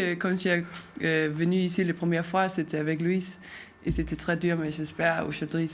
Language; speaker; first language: French; non-native, learner; Danish